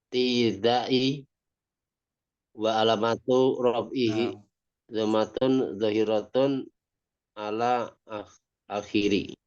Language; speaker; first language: Arabic; non-native, learner; Indonesian